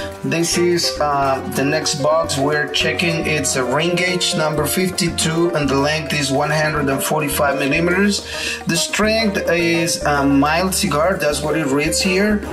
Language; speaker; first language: English; non-native, fluent; Spanish